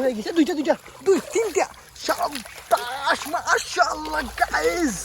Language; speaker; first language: Bangla; non-native, local second language; Sylheti